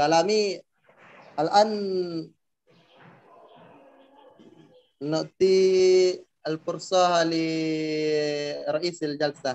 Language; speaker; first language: Arabic; non-native, learner; Indonesian